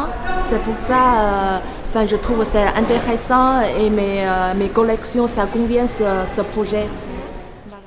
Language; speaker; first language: French; non-native, learner; Chinese